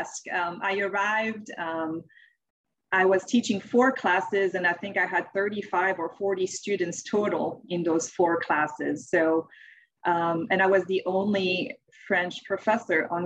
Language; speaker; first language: English; non-native, fluent; French